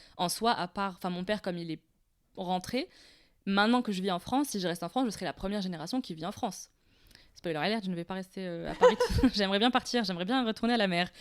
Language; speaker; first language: French; non-native, local second language; Arabic